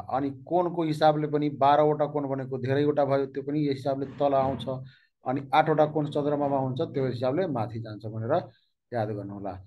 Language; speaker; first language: Nepali; non-native, local second language; Maithili